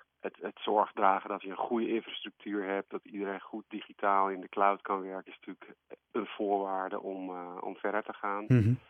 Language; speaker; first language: Dutch; native; Dutch